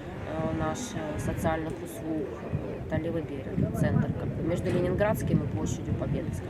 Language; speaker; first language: Russian; native; Russian